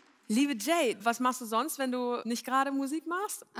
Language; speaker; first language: German; native; German